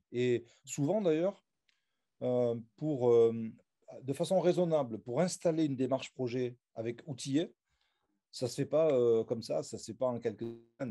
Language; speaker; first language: French; native; French